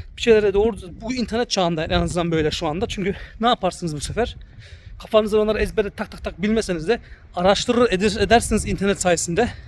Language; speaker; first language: Turkish; early bilingual, heritage; Turkish